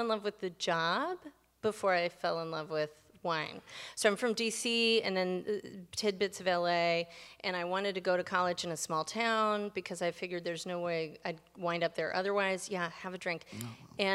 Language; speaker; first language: English; native; English